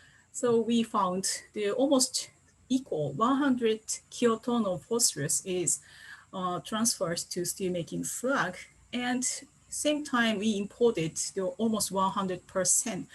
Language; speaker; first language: English; non-native, fluent; Japanese